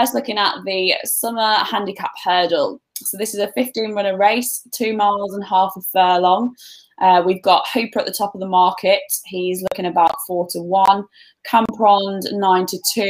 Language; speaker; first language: English; native; English